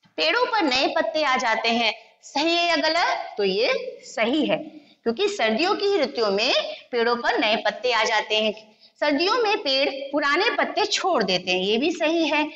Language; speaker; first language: Hindi; non-native, local second language; Gujarati